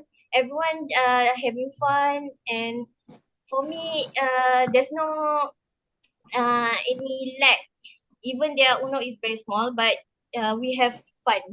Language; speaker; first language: English; non-native, local second language; Malay